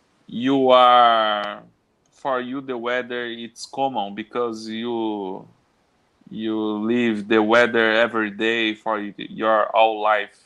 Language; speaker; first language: English; non-native, learner; Portuguese